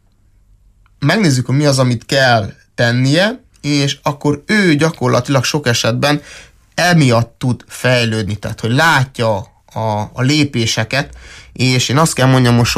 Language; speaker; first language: Hungarian; native; Hungarian